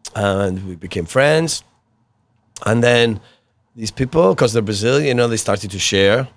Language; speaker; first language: English; native; English